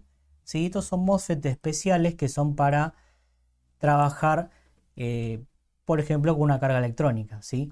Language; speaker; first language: Spanish; native; Spanish